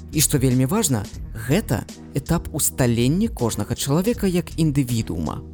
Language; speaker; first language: Belarusian; non-native, local second language; Russian